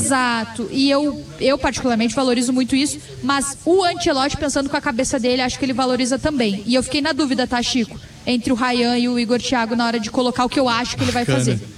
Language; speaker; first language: Portuguese; native; Portuguese